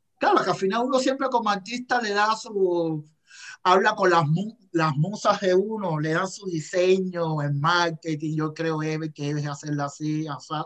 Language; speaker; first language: Spanish; native; Spanish